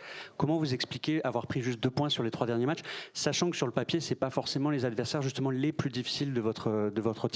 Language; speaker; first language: French; native; French